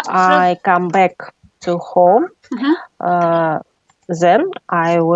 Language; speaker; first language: English; non-native, learner; Russian